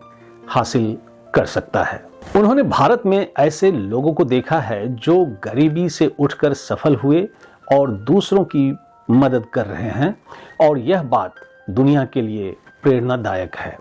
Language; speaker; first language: Hindi; native; Hindi